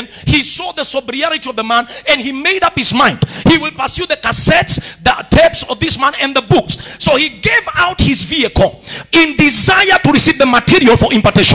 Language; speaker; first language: English; non-native, local second language; Swahili